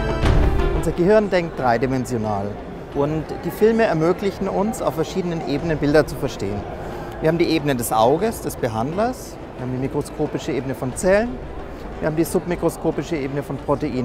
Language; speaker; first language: German; native; German